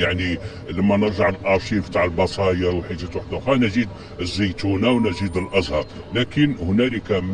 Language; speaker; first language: Arabic; native; Arabic